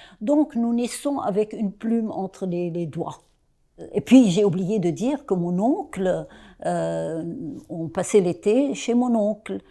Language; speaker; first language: French; non-native, local second language; Arabic